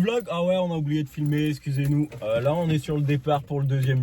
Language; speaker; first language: French; native; French